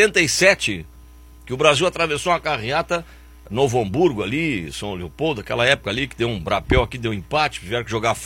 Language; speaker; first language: Portuguese; native; Portuguese